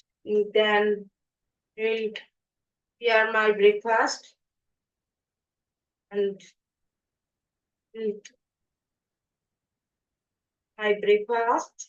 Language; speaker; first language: English; non-native, learner; Bangla